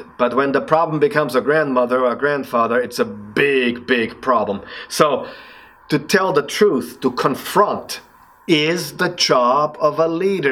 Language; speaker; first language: English; non-native, fluent; German